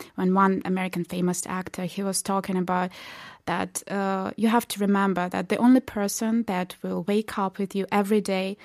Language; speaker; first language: English; non-native, fluent; Belarusian